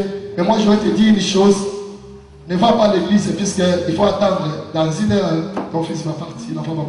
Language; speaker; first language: French; non-native, local second language; Lingala